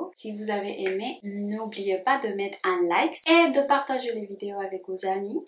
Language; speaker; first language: French; non-native, fluent; Spanish